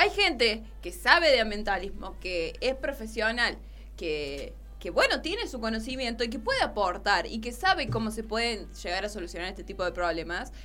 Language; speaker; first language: Spanish; native; Spanish